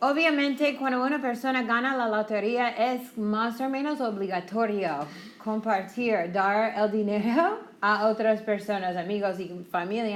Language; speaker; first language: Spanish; non-native, fluent; English